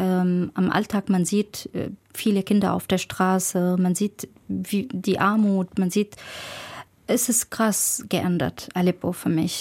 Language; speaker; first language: German; non-native, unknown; Arabic